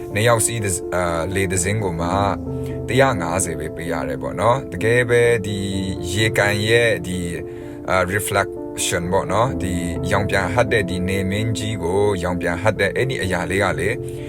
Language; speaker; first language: Burmese; non-native, local second language; Kachin